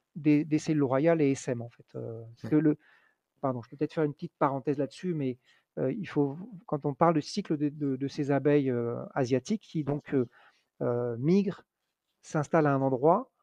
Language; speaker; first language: French; native; French